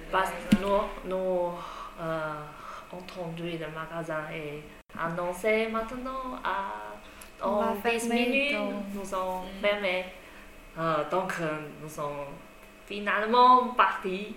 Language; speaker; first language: French; non-native, learner; Chinese